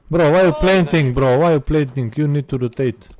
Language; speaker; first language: English; non-native, learner; Macedonian